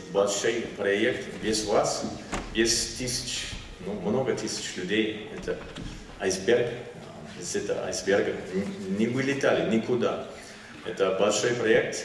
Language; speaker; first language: Russian; non-native, learner; German